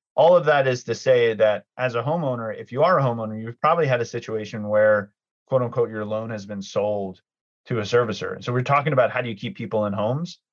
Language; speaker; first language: English; early bilingual, other home language; Greek